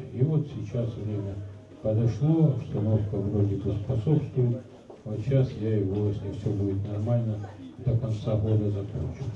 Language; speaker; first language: Russian; native; Russian